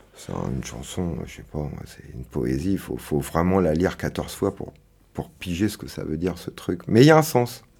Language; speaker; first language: French; native; French